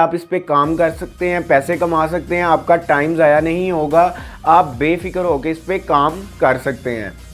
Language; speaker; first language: Urdu; native; Urdu